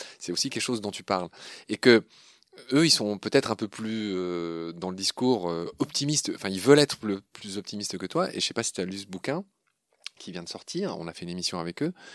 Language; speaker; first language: French; native; French